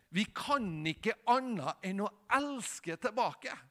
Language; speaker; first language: Norwegian; native; Norwegian